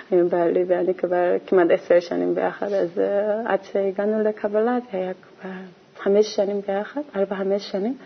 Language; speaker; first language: Hebrew; non-native, learner; Korean